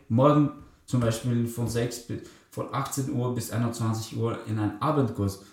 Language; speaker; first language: German; early bilingual, other home language; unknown